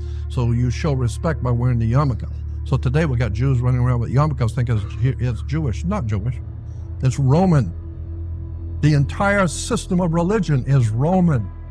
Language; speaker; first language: English; native; English